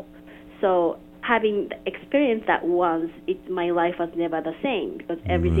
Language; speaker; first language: English; non-native, fluent; Japanese